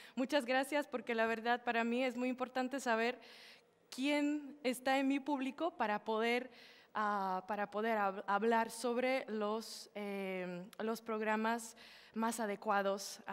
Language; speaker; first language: Spanish; non-native, fluent; Slovak